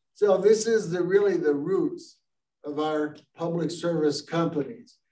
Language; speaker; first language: English; native; English